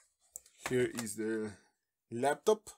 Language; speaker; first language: English; non-native, fluent; Slovenian